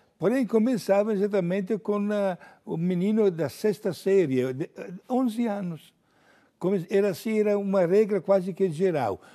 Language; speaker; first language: Portuguese; non-native, fluent; Italian